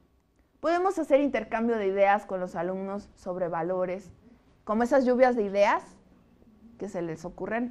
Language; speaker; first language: Spanish; native; Spanish